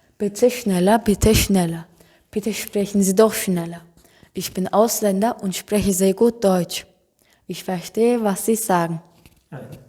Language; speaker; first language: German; early bilingual, other home language; Turkish